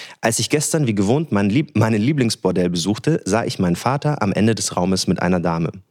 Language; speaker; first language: German; early bilingual, other home language; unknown